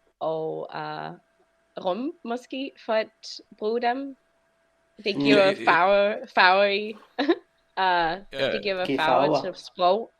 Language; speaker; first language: Danish; non-native, fluent; English